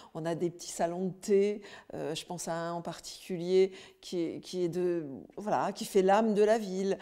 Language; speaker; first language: French; native; French